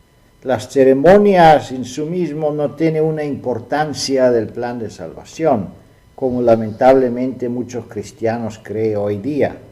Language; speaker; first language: Spanish; non-native, fluent; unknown